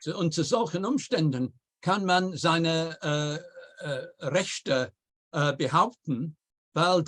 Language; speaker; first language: German; non-native, fluent; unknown